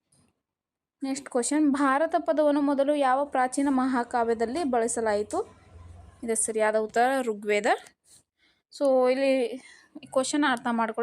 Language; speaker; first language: Kannada; native; Kannada